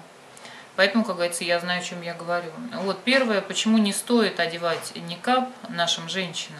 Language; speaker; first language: Russian; native; Russian